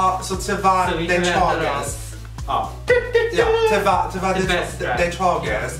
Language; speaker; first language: Swedish; non-native, fluent; English